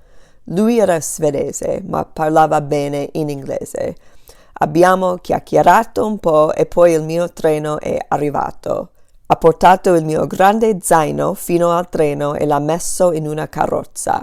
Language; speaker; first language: Italian; non-native, fluent; English